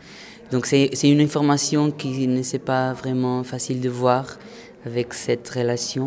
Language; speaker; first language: French; non-native, fluent; Portuguese